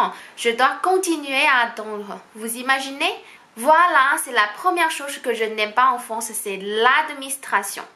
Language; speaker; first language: French; non-native, fluent; Chinese